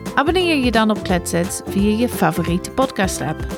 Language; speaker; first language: Dutch; non-native, fluent; English